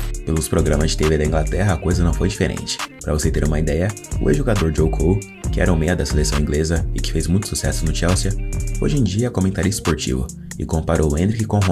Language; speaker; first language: Portuguese; native; Portuguese